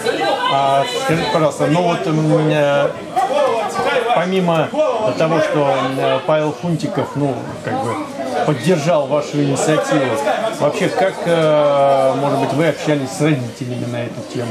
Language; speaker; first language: Russian; native; Russian